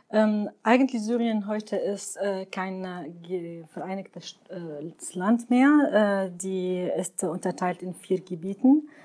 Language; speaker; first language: German; non-native, fluent; Arabic